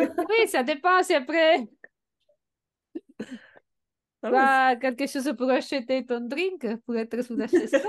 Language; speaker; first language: French; non-native, fluent; Italian